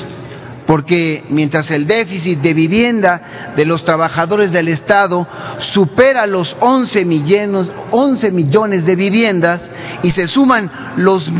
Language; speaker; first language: Spanish; native; Spanish